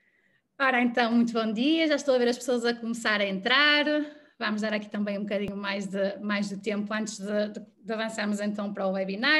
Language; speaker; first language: Portuguese; native; Portuguese